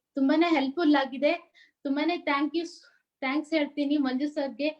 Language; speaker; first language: Kannada; native; Kannada